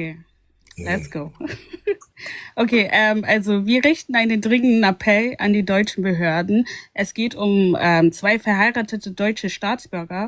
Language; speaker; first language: German; native; German